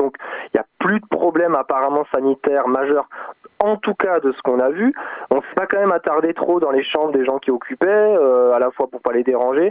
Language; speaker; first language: French; native; French